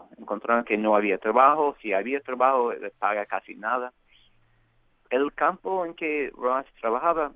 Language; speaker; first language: Spanish; non-native, fluent; English